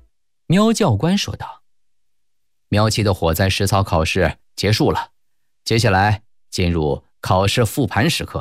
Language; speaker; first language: Chinese; native; Chinese